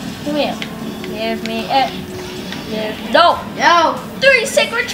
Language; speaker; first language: English; native; English